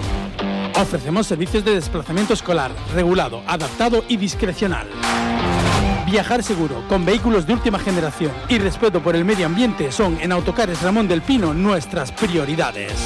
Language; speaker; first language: Spanish; native; Spanish